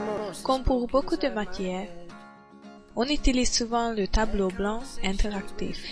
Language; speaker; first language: French; non-native, learner; Hungarian